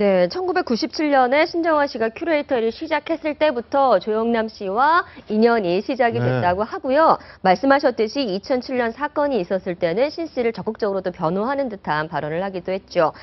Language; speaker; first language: Korean; native; Korean